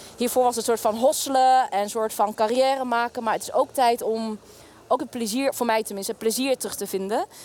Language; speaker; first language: Dutch; early bilingual, other home language; Vietnamese